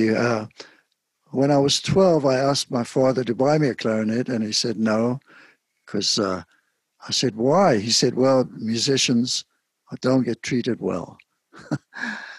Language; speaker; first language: English; native; English